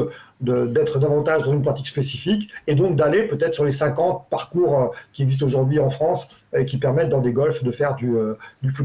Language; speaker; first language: French; native; French